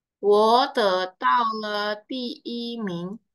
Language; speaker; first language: Chinese; non-native, fluent; Indonesian